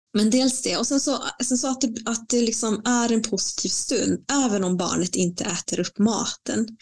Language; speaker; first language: Swedish; non-native, fluent; Spanish